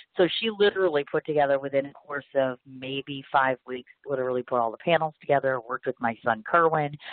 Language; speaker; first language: English; native; English